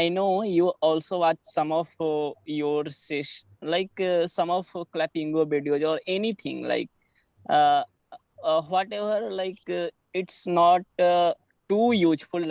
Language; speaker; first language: English; non-native, learner; Hindi